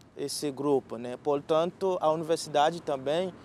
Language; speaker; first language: Portuguese; non-native, fluent; Haitian Creole